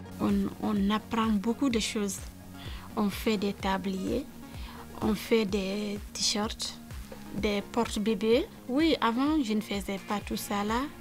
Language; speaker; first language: French; non-native, learner; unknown